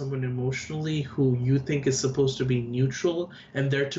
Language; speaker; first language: English; native; English